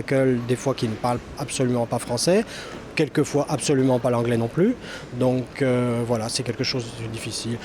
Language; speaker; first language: French; native; French